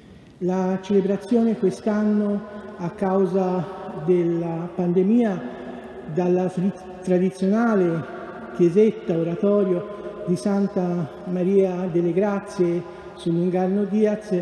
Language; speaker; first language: Italian; native; Italian